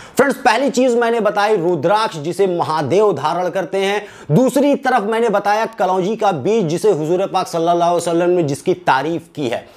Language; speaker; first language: Hindi; native; Hindi